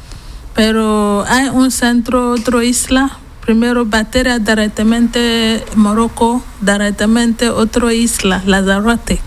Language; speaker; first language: Spanish; non-native, learner; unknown